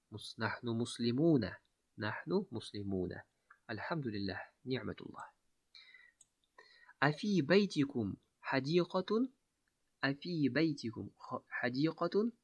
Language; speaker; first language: Arabic; non-native, fluent; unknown